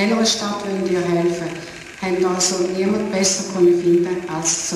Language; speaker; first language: German; non-native, fluent; Serbian